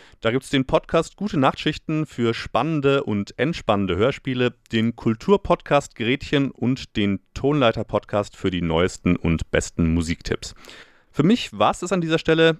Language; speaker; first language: German; native; German